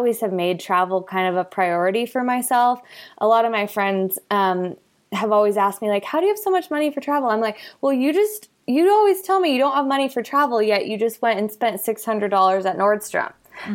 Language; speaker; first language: English; native; English